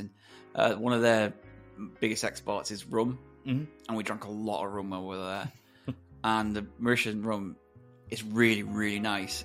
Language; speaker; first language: English; native; English